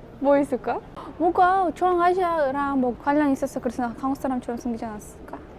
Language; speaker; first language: Korean; non-native, learner; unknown